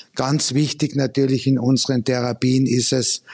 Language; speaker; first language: German; native; German